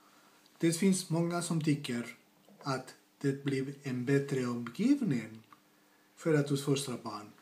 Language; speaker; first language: Swedish; non-native, fluent; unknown